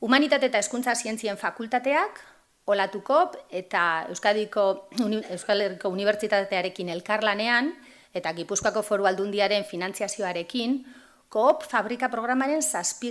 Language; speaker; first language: Basque; native; Basque